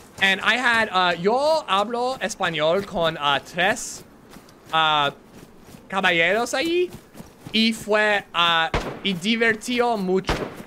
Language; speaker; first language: Spanish; non-native, learner; English